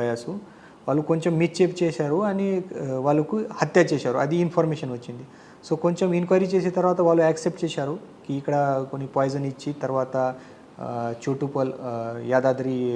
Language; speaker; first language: Telugu; non-native, learner; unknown